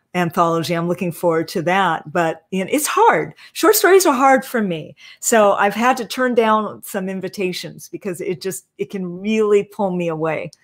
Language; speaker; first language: English; native; English